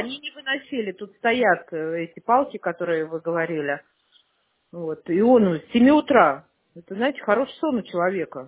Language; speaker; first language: Russian; native; Russian